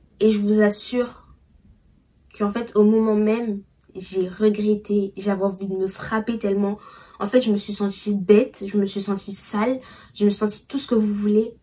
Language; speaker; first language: French; early bilingual, other home language; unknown